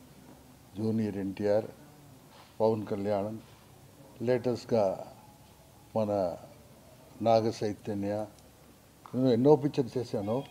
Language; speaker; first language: Telugu; non-native, learner; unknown